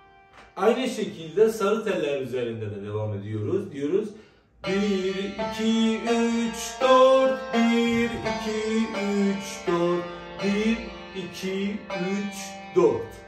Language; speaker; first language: Turkish; non-native, fluent; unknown